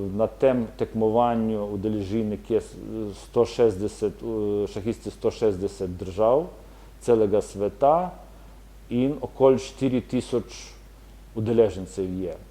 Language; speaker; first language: Slovenian; non-native, fluent; Ukrainian